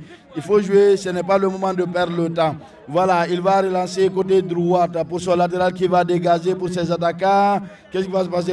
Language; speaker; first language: French; non-native, local second language; Fula